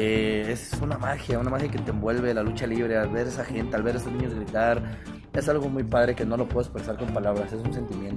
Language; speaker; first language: Spanish; native; Spanish